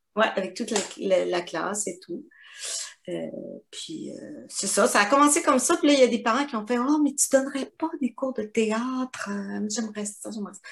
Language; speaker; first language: French; native; French